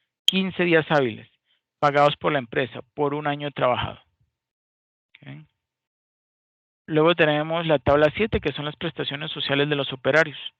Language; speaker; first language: Spanish; native; Spanish